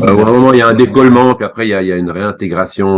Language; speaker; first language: French; native; French